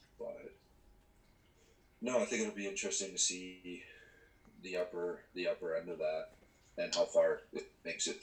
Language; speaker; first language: English; native; English